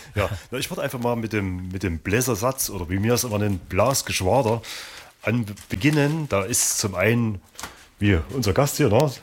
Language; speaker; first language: German; native; German